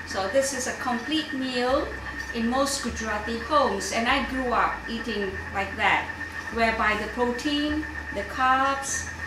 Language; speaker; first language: English; non-native, local second language; Gujarati